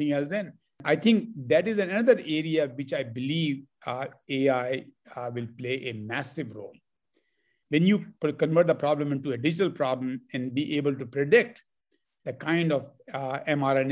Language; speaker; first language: English; non-native, local second language; Hindi